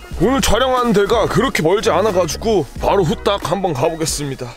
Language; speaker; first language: Korean; early bilingual, heritage; Korean